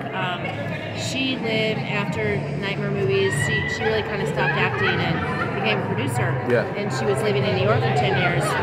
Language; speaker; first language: English; native; English